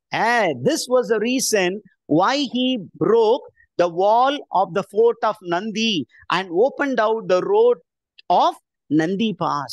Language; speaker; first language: English; non-native, local second language; Tamil